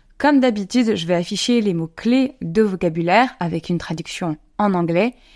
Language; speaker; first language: French; native; French